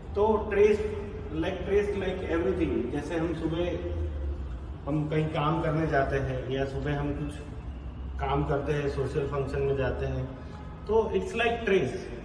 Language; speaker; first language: Hindi; non-native, local second language; Gujarati